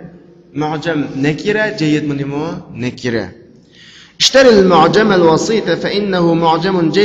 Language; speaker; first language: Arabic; non-native, fluent; Uyghur